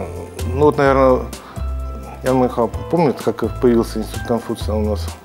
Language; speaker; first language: Russian; native; Russian